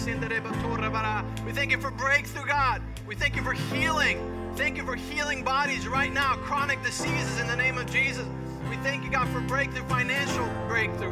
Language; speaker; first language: English; native; English